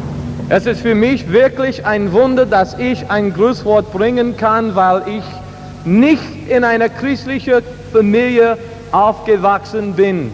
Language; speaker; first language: German; non-native, learner; English